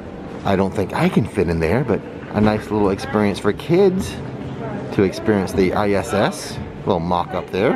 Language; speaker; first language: English; native; English